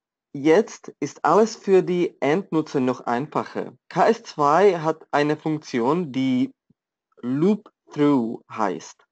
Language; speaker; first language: German; non-native, fluent; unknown